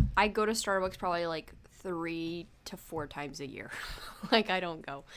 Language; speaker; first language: English; early bilingual, other home language; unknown